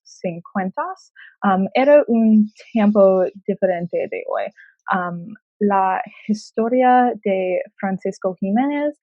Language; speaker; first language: Spanish; non-native, learner; English